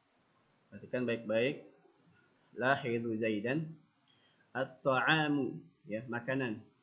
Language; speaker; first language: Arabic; non-native, fluent; Indonesian